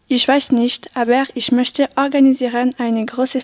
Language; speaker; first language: German; non-native, learner; French